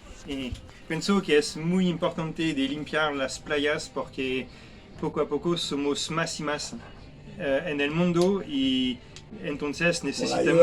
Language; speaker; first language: Spanish; non-native, learner; French